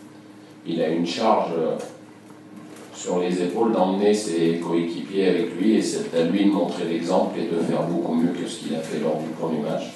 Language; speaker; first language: French; native; French